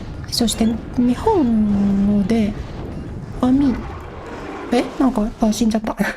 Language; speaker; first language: Japanese; non-native, learner; English